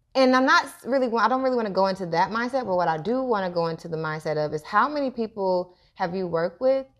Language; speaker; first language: English; native; English